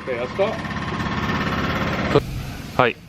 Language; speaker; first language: Japanese; non-native, learner; English